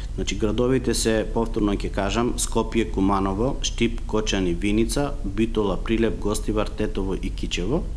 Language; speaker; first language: Macedonian; non-native, local second language; Romany